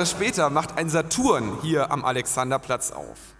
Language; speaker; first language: German; native; German